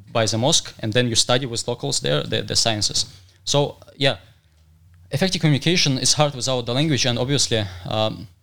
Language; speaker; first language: English; non-native, fluent; Russian